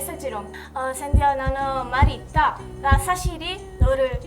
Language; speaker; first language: Korean; early bilingual, other home language; Italian